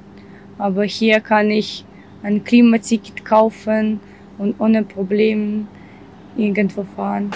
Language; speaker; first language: German; non-native, learner; Ukrainian